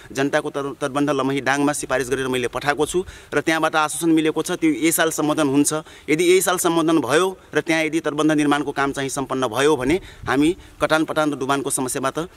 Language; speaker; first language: Nepali; non-native, local second language; Dangaura Tharu